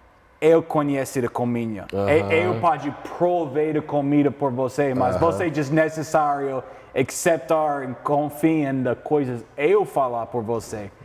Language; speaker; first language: Portuguese; non-native, learner; English